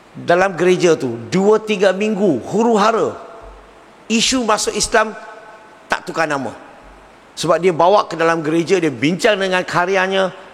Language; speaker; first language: Malay; non-native, local second language; Chinese